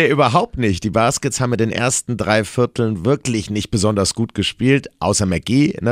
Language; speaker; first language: German; native; German